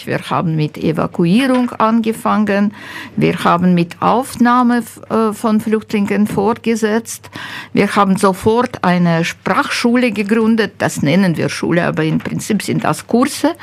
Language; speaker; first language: German; non-native, fluent; Ukrainian